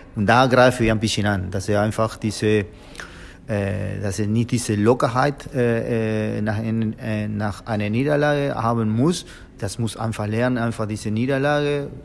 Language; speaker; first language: German; non-native, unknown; Spanish